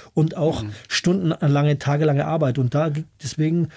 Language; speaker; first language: German; native; German